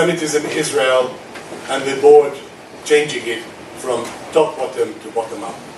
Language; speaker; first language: English; non-native, fluent; Arabic